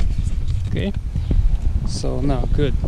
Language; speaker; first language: English; non-native, fluent; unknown